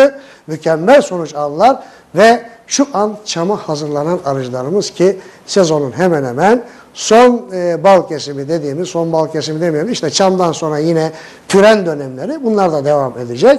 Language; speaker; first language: Turkish; native; Turkish